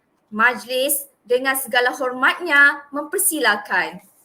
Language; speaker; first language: Malay; native; Malay